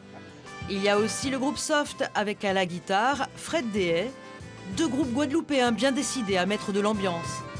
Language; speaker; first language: French; native; French